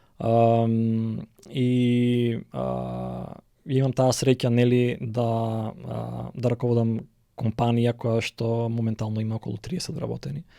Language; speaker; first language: Macedonian; native; Macedonian